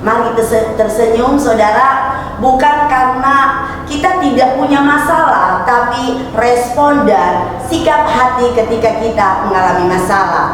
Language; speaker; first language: Indonesian; native; Indonesian